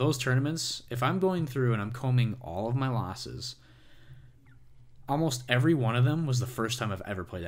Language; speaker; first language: English; native; English